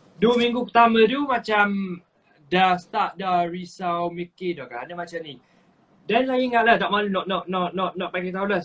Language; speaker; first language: Malay; non-native, fluent; English